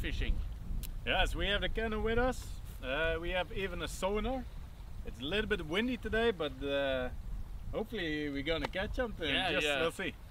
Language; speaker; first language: English; non-native, fluent; Swedish